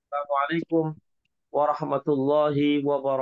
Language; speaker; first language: Arabic; non-native, fluent; Indonesian